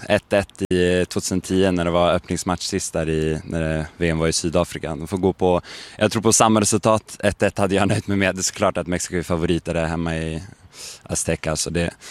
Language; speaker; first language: Swedish; early bilingual, other home language; English